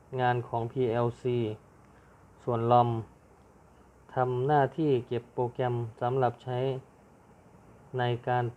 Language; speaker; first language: Thai; native; Thai